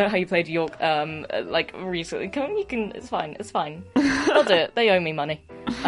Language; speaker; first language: English; native; English